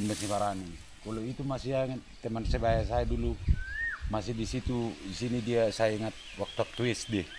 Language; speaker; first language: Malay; non-native, local second language; Batak Toba